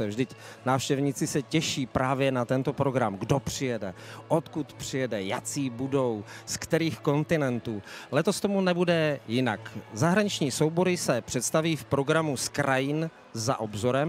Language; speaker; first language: Czech; native; Czech